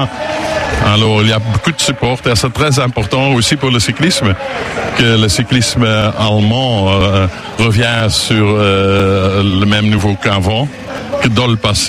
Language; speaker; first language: French; non-native, learner; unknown